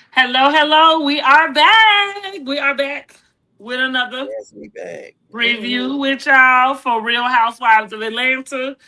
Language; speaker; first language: English; native; English